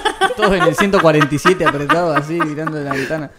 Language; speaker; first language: Spanish; native; Spanish